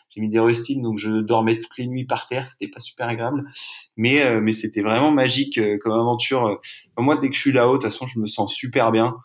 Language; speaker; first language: French; native; French